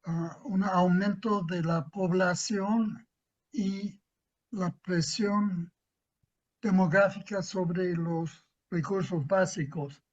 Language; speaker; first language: Spanish; non-native, fluent; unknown